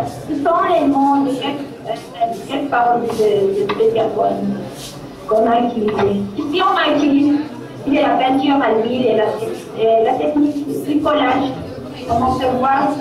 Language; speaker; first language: French; non-native, local second language; Arabic